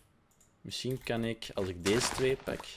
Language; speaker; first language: Dutch; native; Dutch